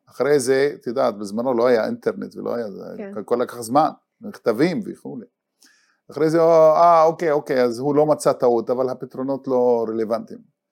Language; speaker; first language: Hebrew; non-native, local second language; Arabic